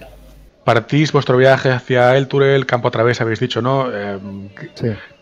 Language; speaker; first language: Spanish; native; Spanish